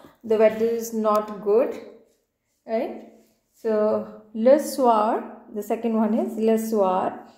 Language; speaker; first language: English; non-native, local second language; Punjabi